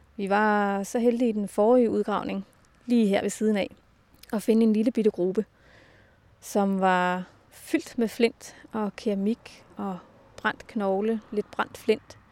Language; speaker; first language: Danish; native; Danish